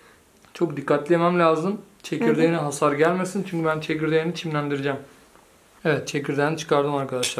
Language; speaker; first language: Turkish; native; Turkish